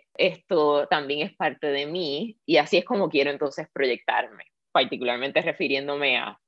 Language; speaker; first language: Spanish; native; Spanish